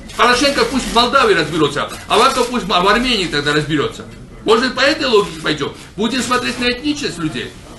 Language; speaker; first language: Russian; non-native, local second language; Georgian